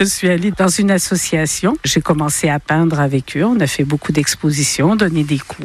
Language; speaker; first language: French; native; French